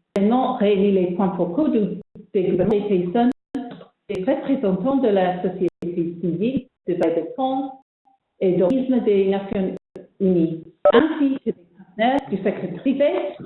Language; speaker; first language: French; non-native, fluent; English